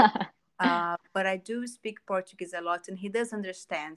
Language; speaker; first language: English; non-native, fluent; Portuguese